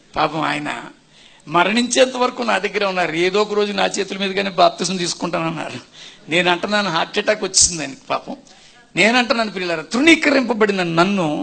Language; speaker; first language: Telugu; non-native, local second language; Tamil